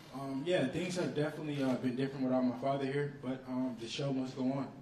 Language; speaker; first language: English; native; English